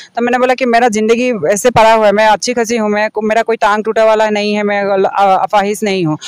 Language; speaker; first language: Hindi; non-native, local second language; Assamese